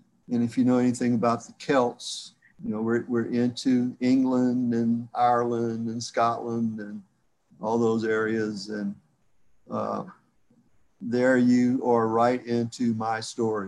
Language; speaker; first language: English; native; English